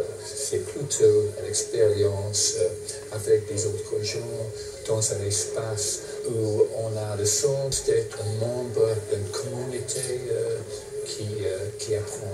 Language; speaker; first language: French; non-native, fluent; English